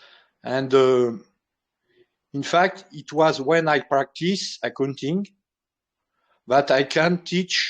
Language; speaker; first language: English; non-native, learner; French